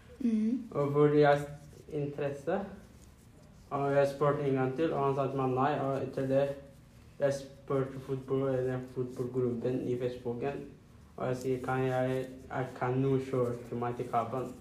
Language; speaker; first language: Norwegian; non-native, learner; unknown